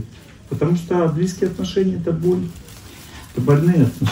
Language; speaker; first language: Russian; native; Russian